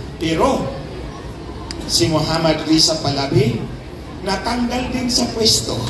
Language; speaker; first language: Filipino; non-native, local second language; Cebuano